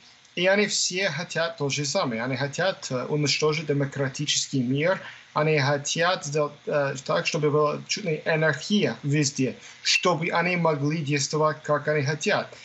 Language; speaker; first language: Russian; non-native, fluent; English